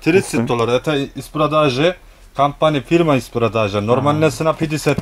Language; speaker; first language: Russian; non-native, learner; Turkish